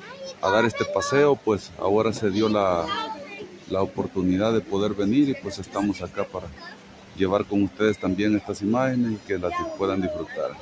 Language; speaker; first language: Spanish; native; Spanish